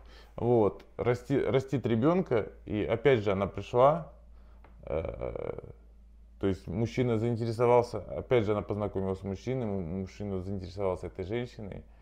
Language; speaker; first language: Russian; native; Russian